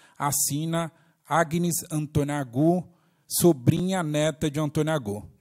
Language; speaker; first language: Portuguese; native; Portuguese